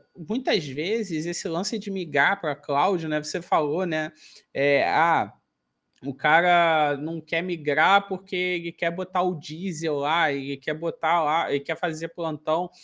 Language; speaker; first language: Portuguese; native; Portuguese